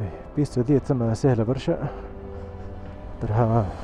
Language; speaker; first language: Arabic; native; Arabic